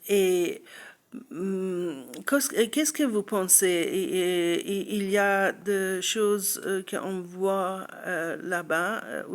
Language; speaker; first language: French; non-native, learner; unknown